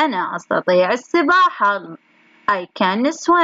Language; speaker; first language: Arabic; native; Arabic